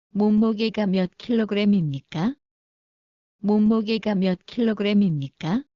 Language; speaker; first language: Korean; non-native, learner; Bangla